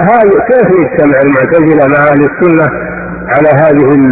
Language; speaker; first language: Arabic; native; Arabic